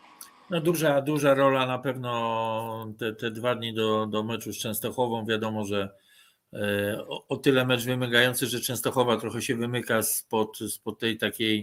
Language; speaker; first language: Polish; native; Polish